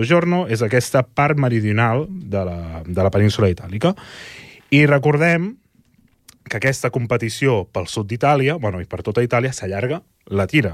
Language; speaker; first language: Catalan; native; Catalan